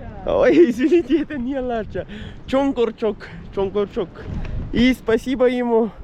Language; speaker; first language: Russian; non-native, learner; Urdu